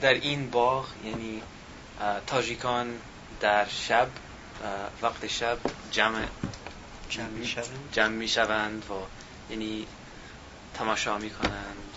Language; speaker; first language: Persian; non-native, learner; English